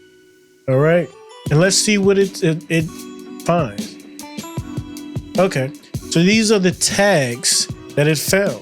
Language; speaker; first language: English; native; English